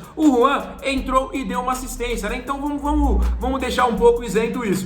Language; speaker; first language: Portuguese; native; Portuguese